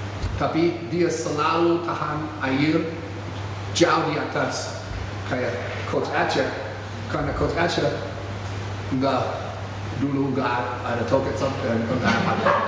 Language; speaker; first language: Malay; non-native, fluent; English